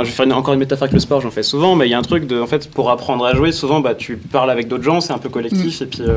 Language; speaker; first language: French; native; French